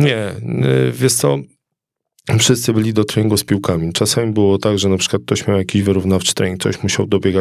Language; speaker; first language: Polish; native; Polish